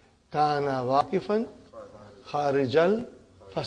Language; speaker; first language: Arabic; non-native, fluent; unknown